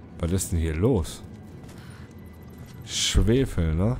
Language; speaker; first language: German; native; German